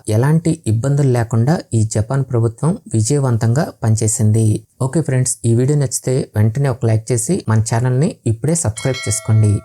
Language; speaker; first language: Telugu; native; Telugu